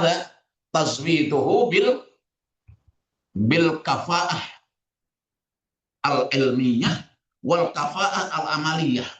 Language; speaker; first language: Arabic; non-native, fluent; Indonesian